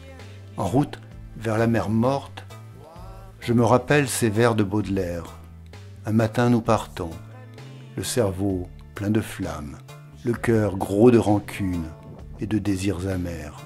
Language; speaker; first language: French; native; French